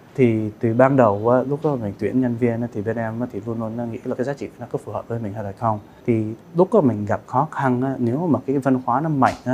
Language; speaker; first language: Vietnamese; early bilingual, heritage; Vietnamese